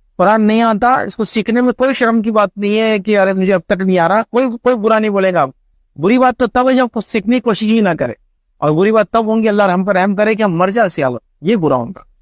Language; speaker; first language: Urdu; native; Urdu